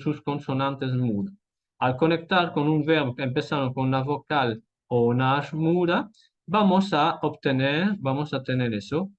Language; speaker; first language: Spanish; non-native, fluent; French